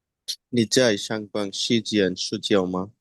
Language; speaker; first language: Chinese; non-native, learner; Bangla